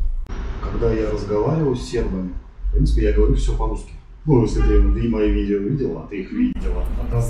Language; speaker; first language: Russian; native; Russian